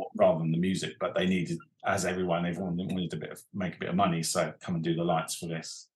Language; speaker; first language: English; native; English